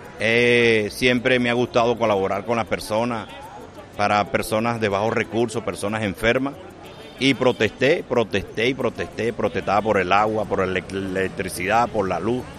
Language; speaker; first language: Spanish; native; Spanish